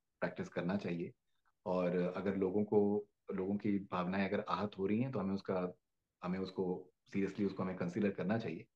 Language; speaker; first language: Hindi; native; Hindi